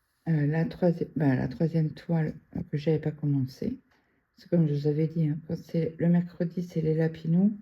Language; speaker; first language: French; native; French